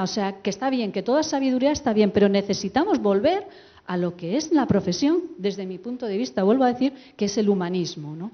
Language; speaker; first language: Spanish; native; Spanish